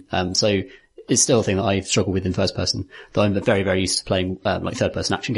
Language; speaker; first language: English; native; English